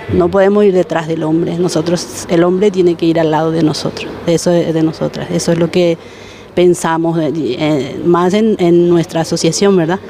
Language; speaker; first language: Spanish; native; Spanish